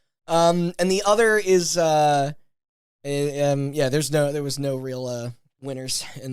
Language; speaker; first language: English; native; English